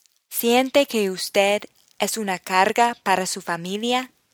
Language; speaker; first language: Spanish; non-native, fluent; English